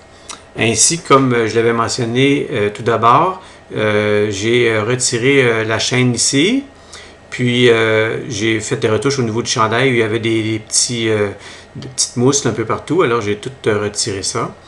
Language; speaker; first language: French; native; French